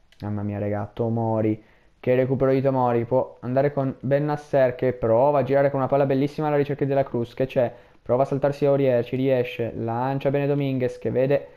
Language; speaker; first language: Italian; native; Italian